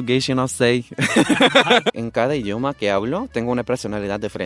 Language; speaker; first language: Spanish; non-native, fluent; English